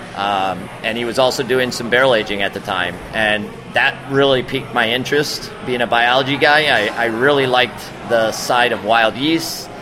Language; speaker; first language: English; native; English